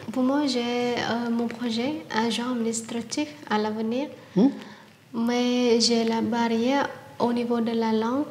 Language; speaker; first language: French; non-native, learner; Khmer